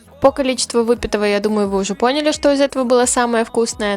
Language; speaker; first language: Russian; native; Russian